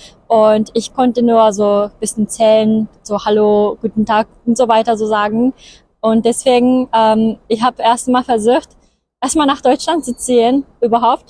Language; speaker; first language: German; non-native, fluent; Japanese